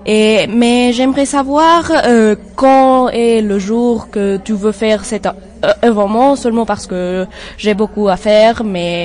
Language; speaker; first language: French; non-native, learner; English